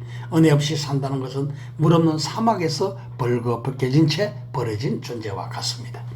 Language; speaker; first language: Korean; native; Korean